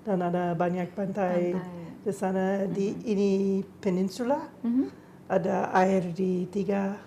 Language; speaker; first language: Indonesian; non-native, learner; English